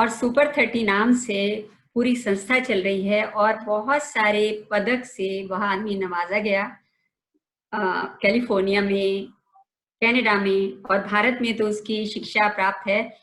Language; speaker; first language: Hindi; native; Hindi